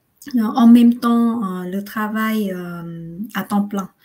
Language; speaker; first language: French; non-native, fluent; Vietnamese